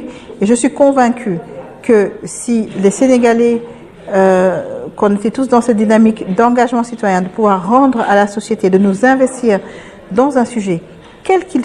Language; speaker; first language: French; non-native, local second language; Wolof